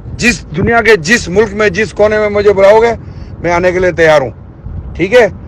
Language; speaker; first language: Urdu; native; Urdu